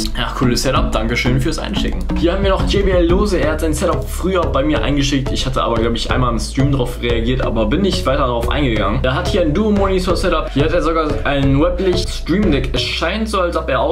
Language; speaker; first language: German; native; German